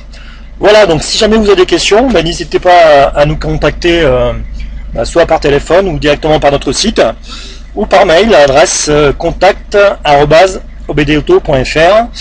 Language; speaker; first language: French; native; French